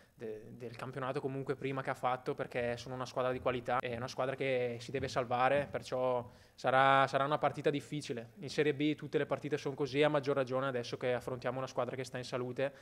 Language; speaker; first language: Italian; native; Italian